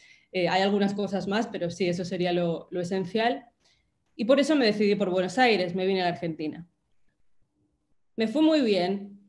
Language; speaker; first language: Spanish; native; Spanish